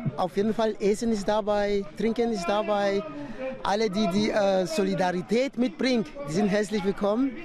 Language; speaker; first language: German; non-native, fluent; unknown